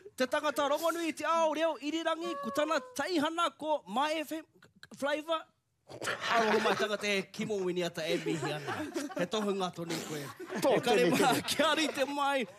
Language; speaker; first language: Māori; non-native, local second language; English